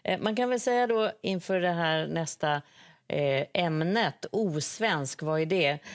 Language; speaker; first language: Swedish; native; Swedish